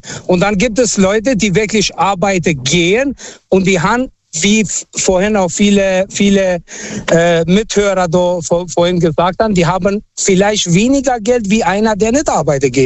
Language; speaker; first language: German; non-native, fluent; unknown